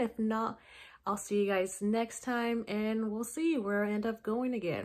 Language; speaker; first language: English; early bilingual, other home language; Spanish